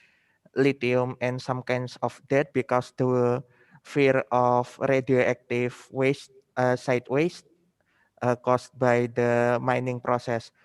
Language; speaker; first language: English; non-native, fluent; Indonesian